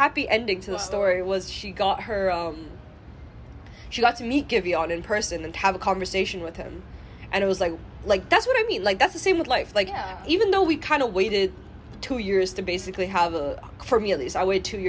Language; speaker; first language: English; non-native, local second language; Cantonese